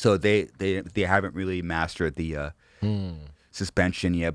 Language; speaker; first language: English; native; English